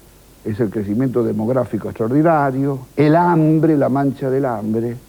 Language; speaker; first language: Spanish; native; Spanish